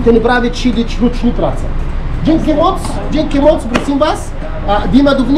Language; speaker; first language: Czech; non-native, learner; Arabic